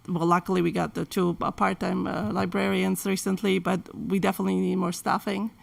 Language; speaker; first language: English; non-native, fluent; Polish